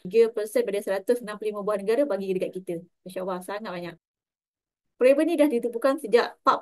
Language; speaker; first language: Malay; native; Malay